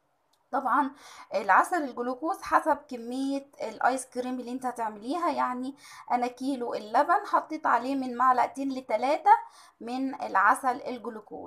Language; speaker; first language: Arabic; native; Arabic